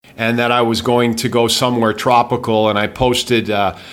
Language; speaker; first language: English; native; English